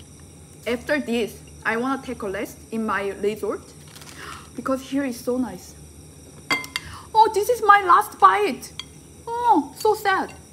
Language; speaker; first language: English; non-native, learner; Korean